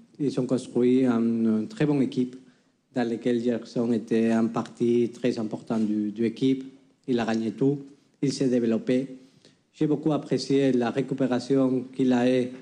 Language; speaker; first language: French; non-native, fluent; Spanish